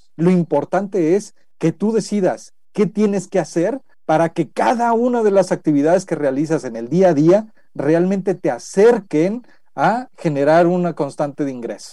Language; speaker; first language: Spanish; native; Spanish